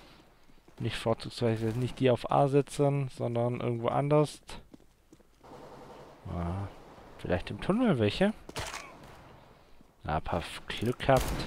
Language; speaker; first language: German; native; German